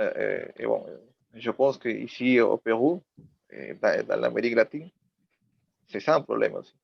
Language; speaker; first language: French; non-native, learner; Spanish